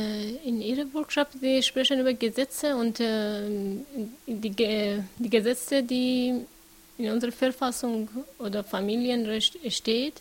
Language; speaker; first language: German; non-native, learner; Persian